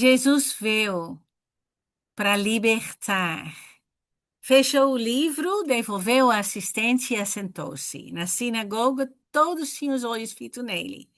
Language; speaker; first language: Portuguese; non-native, fluent; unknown